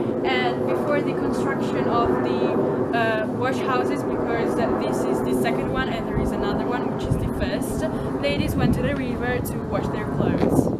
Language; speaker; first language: English; non-native, learner; Italian